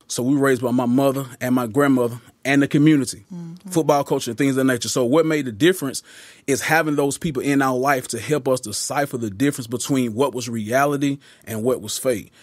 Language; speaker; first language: English; native; English